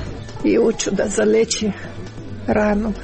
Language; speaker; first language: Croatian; non-native, learner; Ukrainian